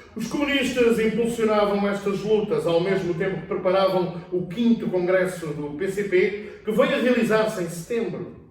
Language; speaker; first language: Portuguese; native; Portuguese